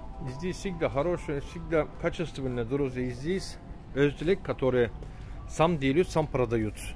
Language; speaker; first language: Russian; non-native, learner; Turkish